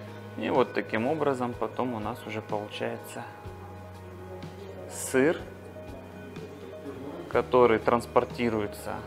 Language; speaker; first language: Russian; native; Russian